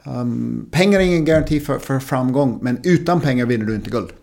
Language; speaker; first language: Swedish; non-native, fluent; English